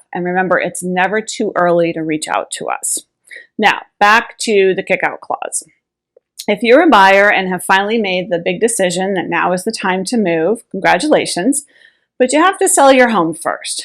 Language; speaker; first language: English; native; English